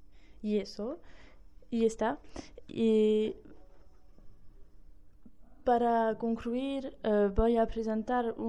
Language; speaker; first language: Spanish; non-native, learner; French